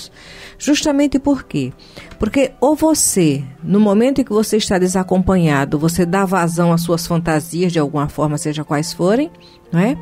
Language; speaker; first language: Portuguese; native; Portuguese